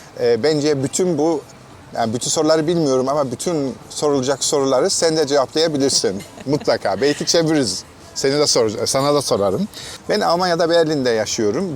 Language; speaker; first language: Turkish; non-native, fluent; German